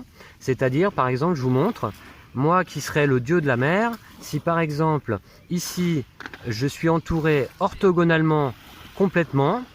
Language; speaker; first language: French; native; French